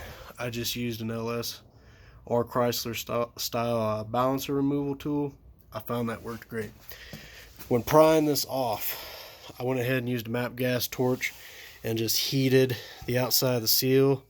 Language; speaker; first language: English; native; English